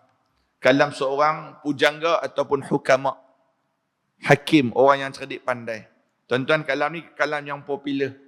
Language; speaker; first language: Malay; native; Malay